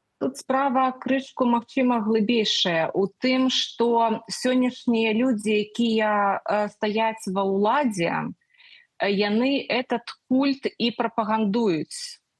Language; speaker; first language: Belarusian; native; Belarusian